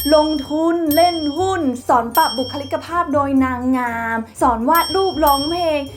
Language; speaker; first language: Thai; native; Thai